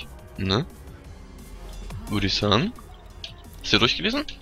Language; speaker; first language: German; native; German